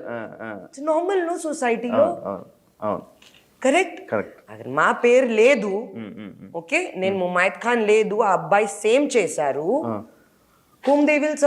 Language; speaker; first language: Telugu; non-native, learner; Hindi